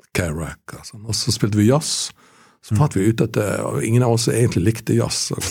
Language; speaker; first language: Norwegian; native; Norwegian